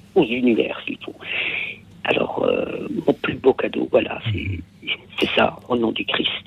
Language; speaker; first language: French; non-native, local second language; Kabyle